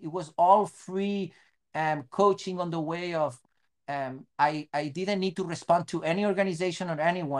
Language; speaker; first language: English; non-native, fluent; Spanish